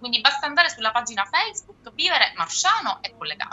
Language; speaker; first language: Italian; native; Italian